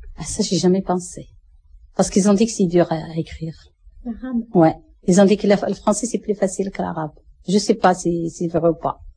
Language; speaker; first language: French; non-native, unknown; Arabic